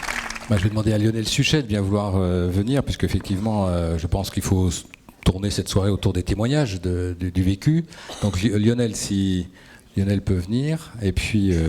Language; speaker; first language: French; native; French